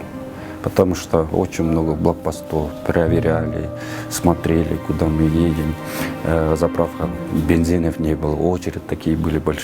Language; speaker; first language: Russian; non-native, local second language; Kyrgyz